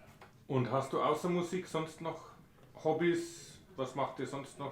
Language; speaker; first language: German; native; German